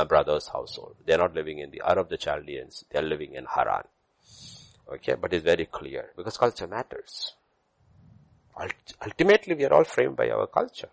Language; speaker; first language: English; non-native, local second language; Malayalam